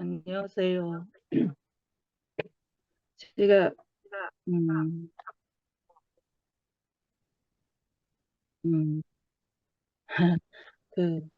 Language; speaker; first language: Korean; non-native, learner; Thai